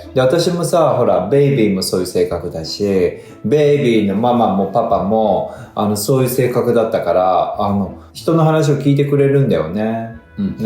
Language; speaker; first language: Japanese; native; Japanese